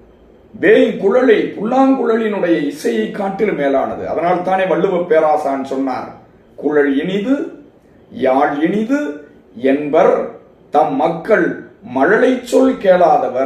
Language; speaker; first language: Tamil; native; Tamil